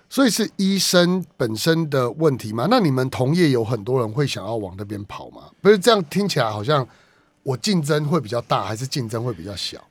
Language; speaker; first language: Chinese; native; Chinese